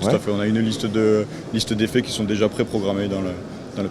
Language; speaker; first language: French; native; French